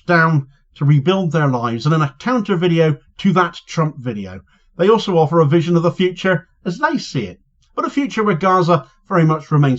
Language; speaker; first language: English; native; English